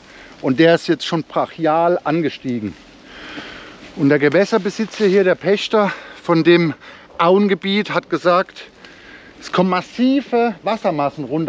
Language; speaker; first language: German; native; German